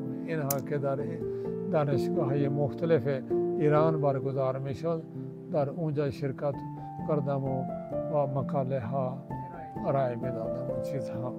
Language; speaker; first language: Persian; non-native, fluent; Urdu